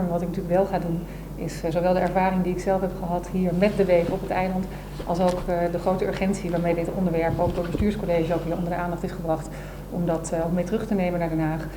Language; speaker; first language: Dutch; native; Dutch